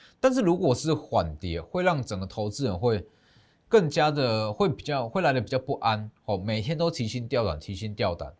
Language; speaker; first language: Chinese; native; Chinese